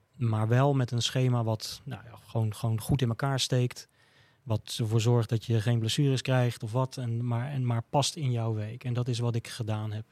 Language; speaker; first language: Dutch; native; Dutch